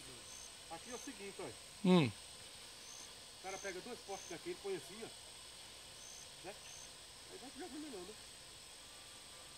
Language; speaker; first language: Portuguese; native; Portuguese